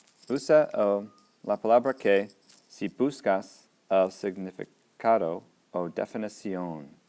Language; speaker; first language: Spanish; non-native, fluent; English